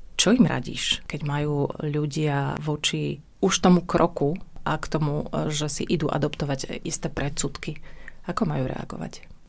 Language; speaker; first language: Slovak; native; Slovak